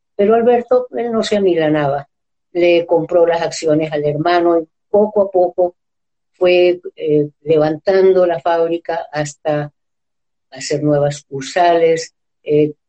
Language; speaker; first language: Spanish; native; Spanish